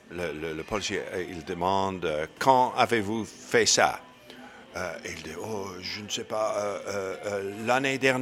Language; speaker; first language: French; non-native, learner; English